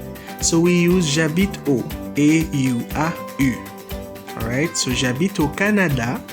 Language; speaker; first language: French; non-native, fluent; English